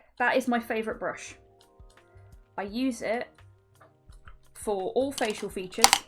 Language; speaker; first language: English; native; English